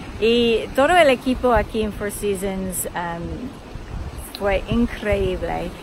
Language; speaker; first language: Spanish; non-native, fluent; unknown